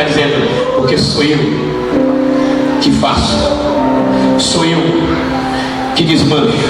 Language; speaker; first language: Portuguese; native; Portuguese